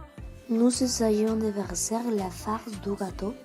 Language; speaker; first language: French; non-native, learner; Spanish